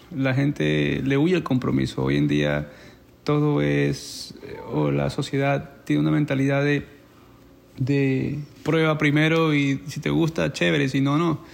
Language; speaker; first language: Spanish; native; Spanish